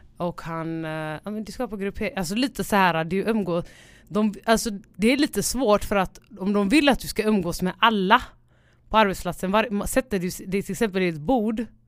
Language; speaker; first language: Swedish; early bilingual, other home language; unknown